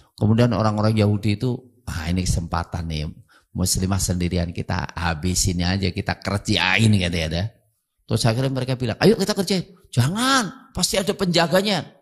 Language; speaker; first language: Indonesian; native; Indonesian